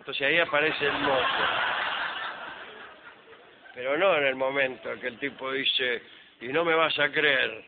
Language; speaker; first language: Spanish; native; Spanish